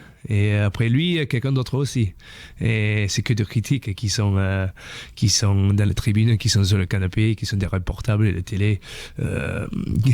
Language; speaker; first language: French; non-native, fluent; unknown